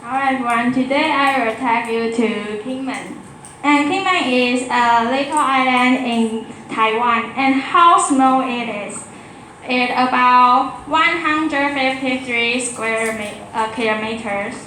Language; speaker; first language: English; non-native, learner; Chinese